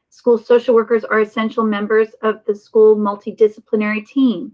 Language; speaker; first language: English; native; English